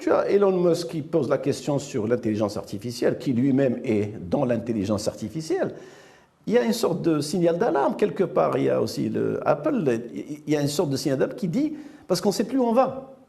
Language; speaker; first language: French; non-native, local second language; Arabic